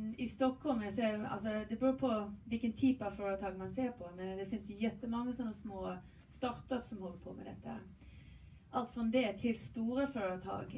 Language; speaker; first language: Swedish; non-native, fluent; English